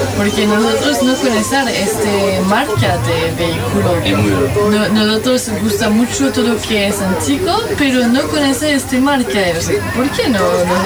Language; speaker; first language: Spanish; non-native, learner; French